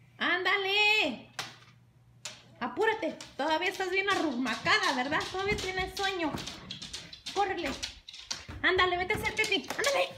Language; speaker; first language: Spanish; native; Spanish